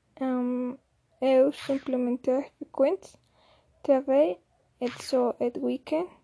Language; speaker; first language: French; non-native, learner; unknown